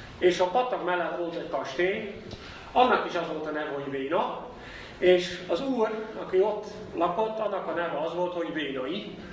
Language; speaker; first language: Hungarian; non-native, fluent; Dutch